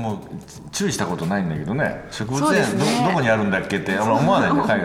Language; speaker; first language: Japanese; native; Japanese